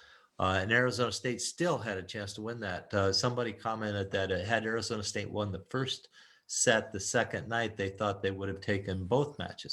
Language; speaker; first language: English; native; English